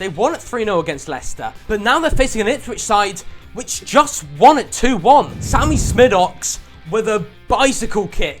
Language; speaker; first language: English; native; English